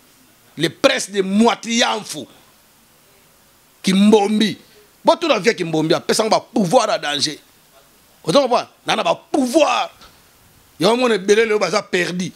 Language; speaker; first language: French; non-native, local second language; Lingala